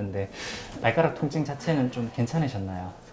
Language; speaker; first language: Korean; native; Korean